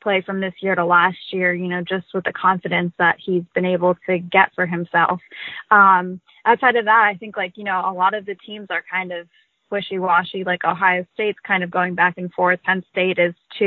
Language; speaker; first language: English; native; English